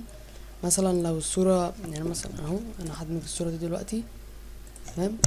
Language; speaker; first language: Arabic; native; Arabic